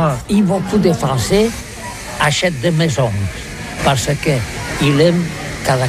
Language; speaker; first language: French; non-native, learner; Catalan